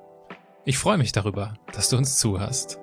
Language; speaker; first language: German; native; German